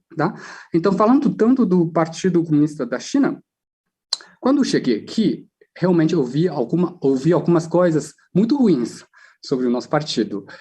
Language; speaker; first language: Portuguese; non-native, fluent; Chinese